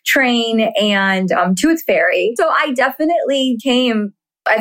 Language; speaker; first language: English; early bilingual, other home language; Hindi